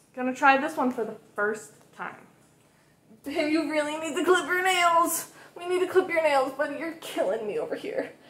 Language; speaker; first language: English; native; English